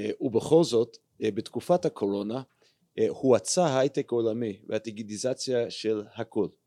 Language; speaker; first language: Hebrew; non-native, fluent; English